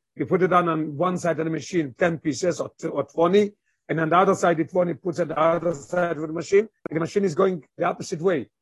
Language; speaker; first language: English; non-native, fluent; Hebrew